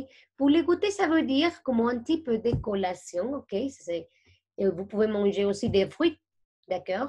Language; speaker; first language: French; non-native, fluent; Spanish